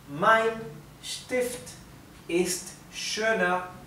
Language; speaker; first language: German; non-native, fluent; Spanish